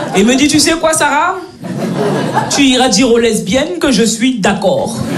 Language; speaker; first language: French; native; French